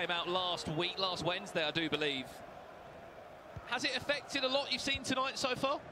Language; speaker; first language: English; native; English